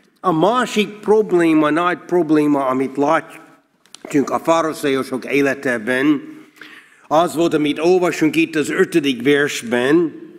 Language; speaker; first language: Hungarian; non-native, learner; English